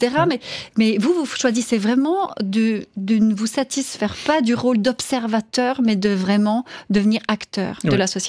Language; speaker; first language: French; native; French